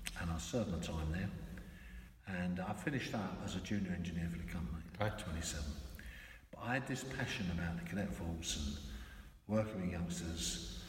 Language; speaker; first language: English; native; English